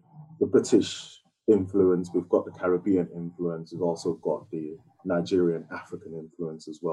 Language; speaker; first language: English; native; English